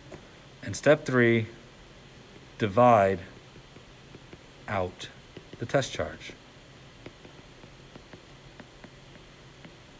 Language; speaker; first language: English; native; English